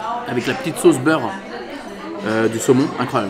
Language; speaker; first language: French; native; French